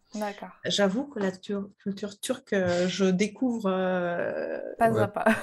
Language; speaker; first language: French; non-native, fluent; Polish